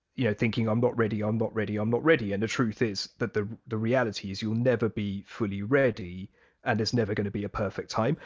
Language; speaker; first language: English; early bilingual, other home language; Hindi